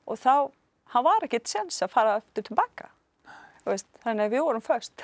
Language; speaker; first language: Icelandic; non-native, fluent; Arabic